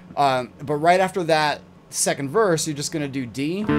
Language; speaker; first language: English; native; English